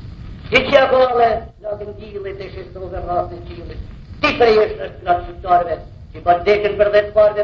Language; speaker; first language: Albanian; native; Albanian